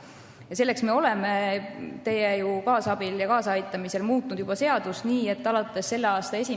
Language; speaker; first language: Estonian; native; Estonian